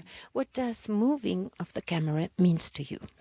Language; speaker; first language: English; non-native, fluent; Spanish